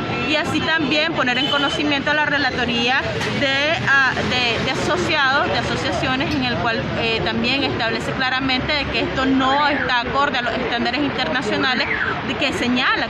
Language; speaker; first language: Spanish; native; Spanish